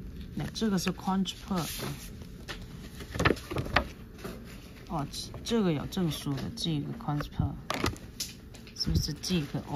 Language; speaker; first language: Chinese; non-native, local second language; Cantonese